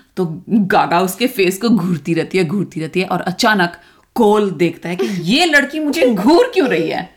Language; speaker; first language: Hindi; native; Hindi